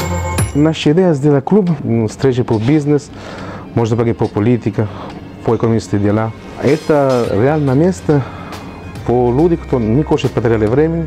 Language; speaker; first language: Russian; non-native, learner; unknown